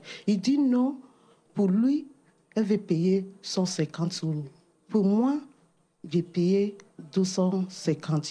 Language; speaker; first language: French; non-native, learner; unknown